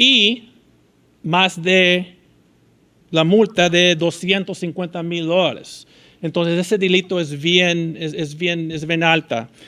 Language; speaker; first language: Spanish; early bilingual, heritage; Spanish